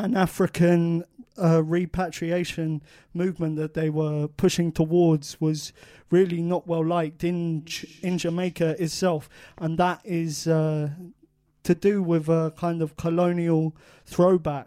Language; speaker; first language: English; native; English